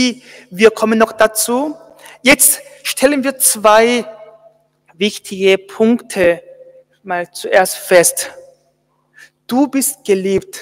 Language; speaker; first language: German; non-native, fluent; Korean